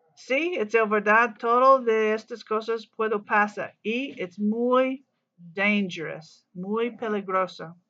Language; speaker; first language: Spanish; non-native, learner; English